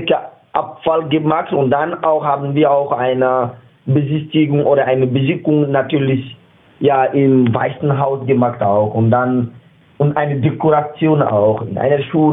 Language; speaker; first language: German; non-native, learner; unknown